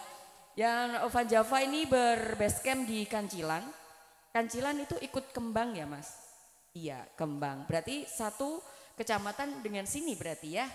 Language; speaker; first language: Indonesian; non-native, local second language; Javanese